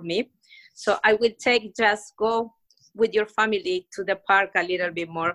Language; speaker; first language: English; non-native, fluent; Spanish